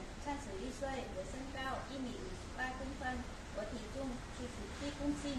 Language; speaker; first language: Chinese; non-native, learner; Vietnamese